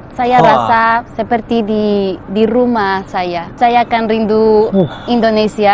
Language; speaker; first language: Indonesian; non-native, learner; Spanish